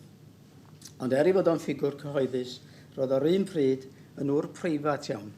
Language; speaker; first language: Welsh; native; Welsh